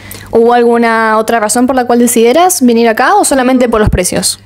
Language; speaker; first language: Spanish; native; Spanish